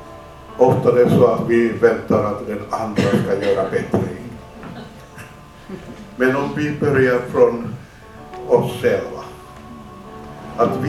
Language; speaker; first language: Swedish; non-native, fluent; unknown